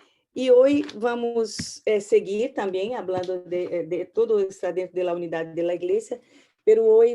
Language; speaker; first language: Portuguese; non-native, learner; Spanish